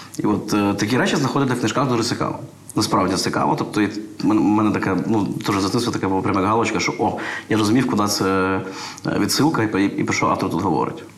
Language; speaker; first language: Ukrainian; native; Ukrainian